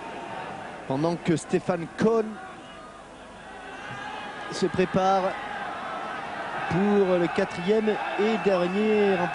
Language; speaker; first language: French; native; French